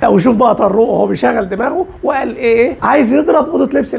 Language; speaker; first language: Arabic; native; Arabic